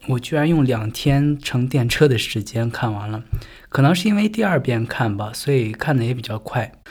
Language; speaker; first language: Chinese; native; Chinese